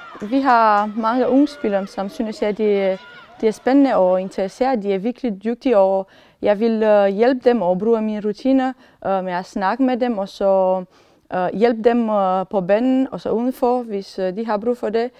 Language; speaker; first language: Danish; non-native, fluent; Romanian